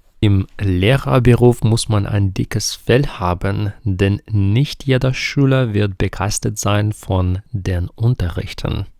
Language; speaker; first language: German; non-native, fluent; Ukrainian